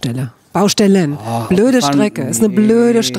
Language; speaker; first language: German; native; German